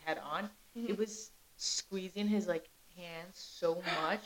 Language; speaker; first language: English; early bilingual, other home language; Spanish